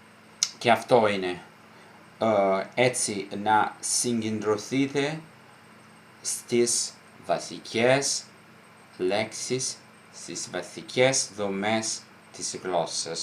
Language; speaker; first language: Greek; non-native, fluent; Italian